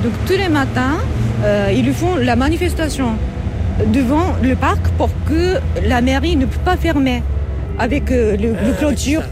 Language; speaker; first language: French; non-native, fluent; Japanese